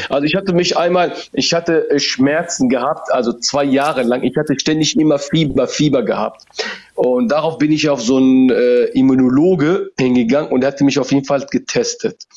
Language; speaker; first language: German; early bilingual, other home language; Turoyo